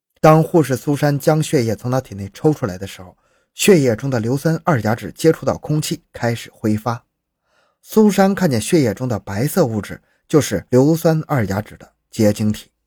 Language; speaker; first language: Chinese; native; Chinese